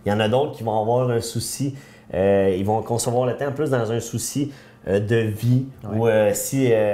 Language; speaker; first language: French; native; French